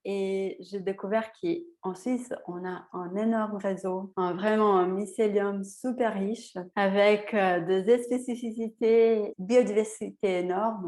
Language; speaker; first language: French; non-native, fluent; Portuguese